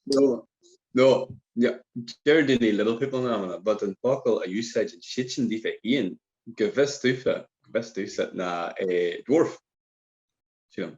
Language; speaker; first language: Irish; non-native, local second language; English